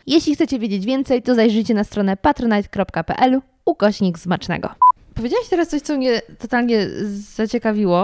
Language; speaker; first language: Polish; native; Polish